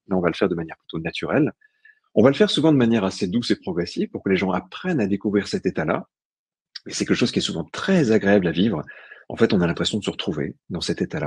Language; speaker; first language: French; native; French